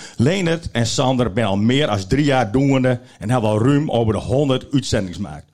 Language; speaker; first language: Dutch; non-native, local second language; Western Frisian